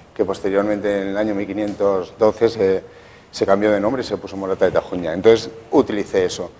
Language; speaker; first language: Spanish; native; Spanish